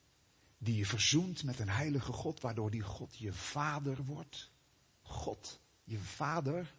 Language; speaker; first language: Dutch; native; Dutch